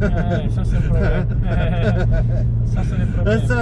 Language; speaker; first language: French; non-native, fluent; Italian